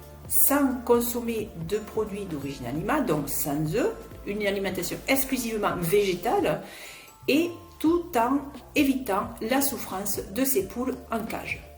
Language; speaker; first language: French; native; French